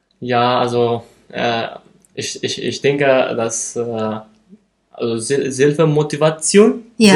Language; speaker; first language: German; non-native, learner; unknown